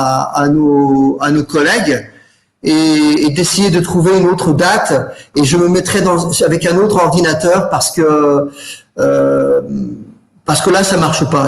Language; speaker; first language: French; native; French